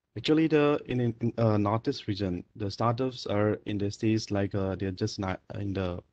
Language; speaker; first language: English; non-native, local second language; Manipuri